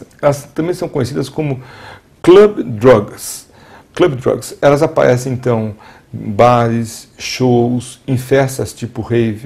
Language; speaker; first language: Portuguese; native; Portuguese